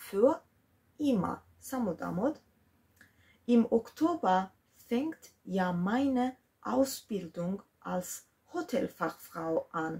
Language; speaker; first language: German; non-native, fluent; Georgian